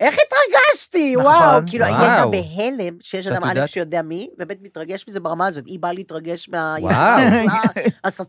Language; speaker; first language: Hebrew; native; Hebrew